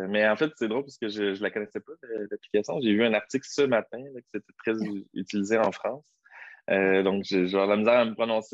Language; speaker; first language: French; native; French